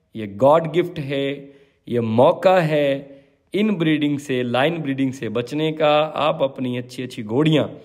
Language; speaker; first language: Hindi; native; Hindi